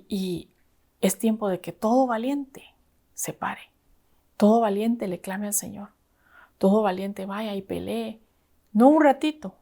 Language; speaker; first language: Spanish; native; Spanish